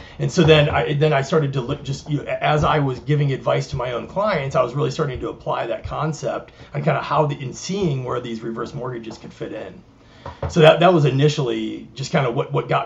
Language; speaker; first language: English; native; English